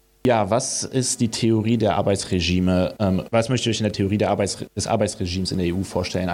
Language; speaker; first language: German; early bilingual, other home language; Romanian